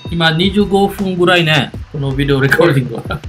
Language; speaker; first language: Japanese; non-native, learner; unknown